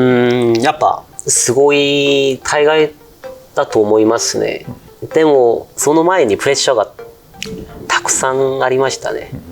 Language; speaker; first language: Japanese; non-native, fluent; Korean